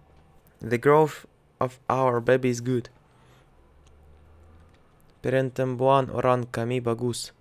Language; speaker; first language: English; non-native, learner; Russian